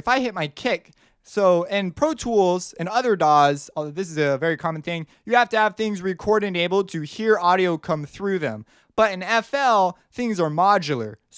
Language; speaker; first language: English; native; English